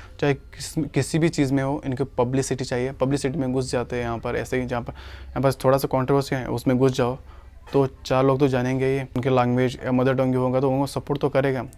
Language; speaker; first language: Hindi; non-native, local second language; Kannada